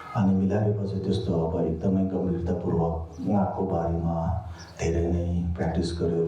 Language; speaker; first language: Nepali; non-native, local second language; Tibetan